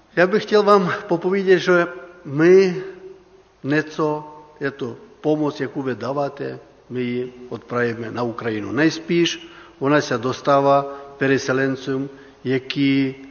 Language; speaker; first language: Czech; non-native, learner; Ukrainian